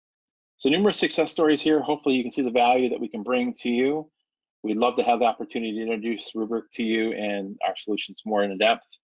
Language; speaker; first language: English; native; English